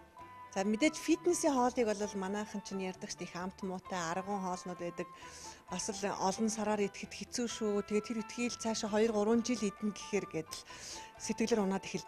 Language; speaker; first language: Mongolian; native; Mongolian